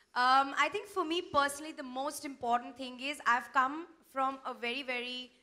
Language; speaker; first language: English; non-native, local second language; Hindi